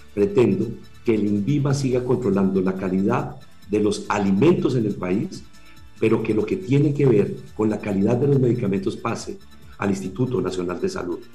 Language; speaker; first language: Spanish; native; Spanish